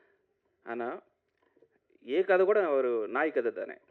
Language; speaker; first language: Tamil; non-native, learner; Telugu